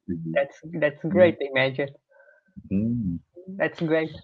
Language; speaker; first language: English; non-native, learner; Portuguese